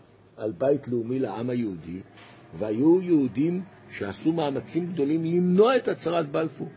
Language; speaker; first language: Hebrew; native; Hebrew